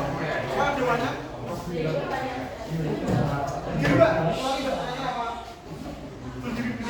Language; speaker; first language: Indonesian; native; Indonesian